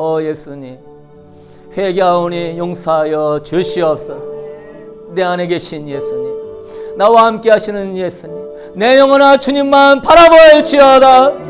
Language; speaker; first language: Korean; native; Korean